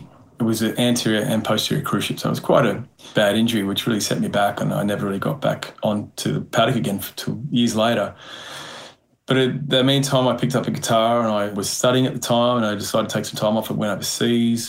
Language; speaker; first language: English; native; English